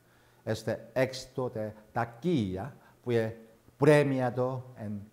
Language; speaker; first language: Spanish; non-native, fluent; Korean